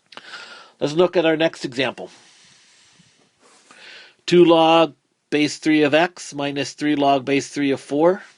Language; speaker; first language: English; native; English